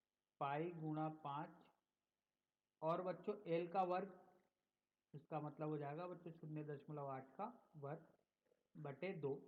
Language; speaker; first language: Hindi; native; Hindi